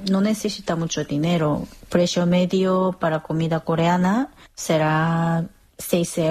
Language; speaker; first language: Spanish; non-native, fluent; Korean